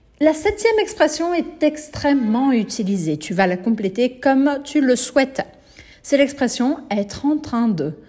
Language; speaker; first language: French; non-native, fluent; Portuguese